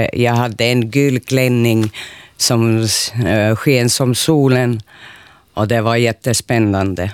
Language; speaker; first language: Swedish; non-native, learner; Finnish